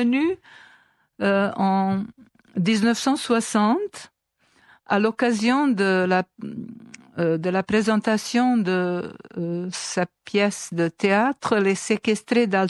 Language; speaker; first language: French; non-native, fluent; Serbian